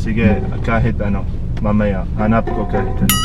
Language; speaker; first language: Filipino; non-native, learner; Arabic